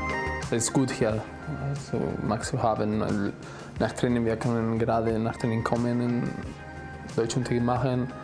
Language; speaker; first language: German; non-native, learner; Spanish